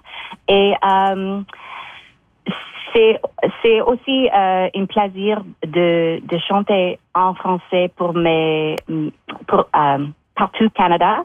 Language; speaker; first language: French; non-native, local second language; English